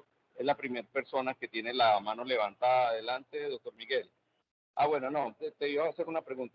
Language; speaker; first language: Spanish; native; Spanish